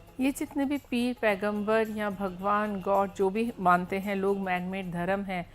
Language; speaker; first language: Hindi; native; Hindi